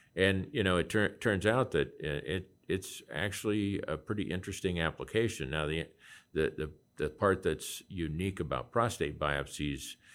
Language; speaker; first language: English; native; English